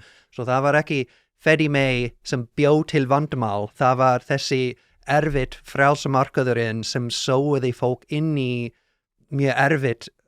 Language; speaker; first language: Icelandic; non-native, learner; English